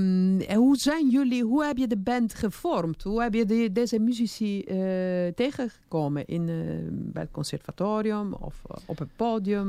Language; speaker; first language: Dutch; non-native, fluent; Italian